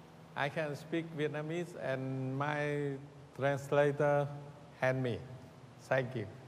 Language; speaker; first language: English; non-native, learner; Vietnamese